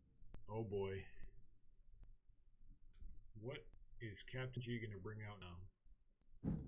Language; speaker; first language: English; native; English